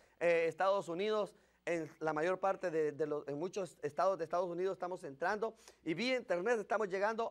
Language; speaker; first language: Spanish; native; Spanish